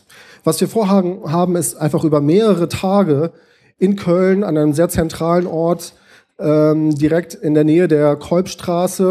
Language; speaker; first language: German; native; German